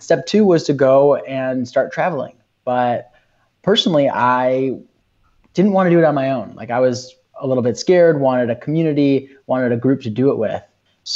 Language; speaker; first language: English; native; English